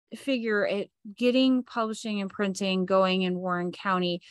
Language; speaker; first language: English; native; English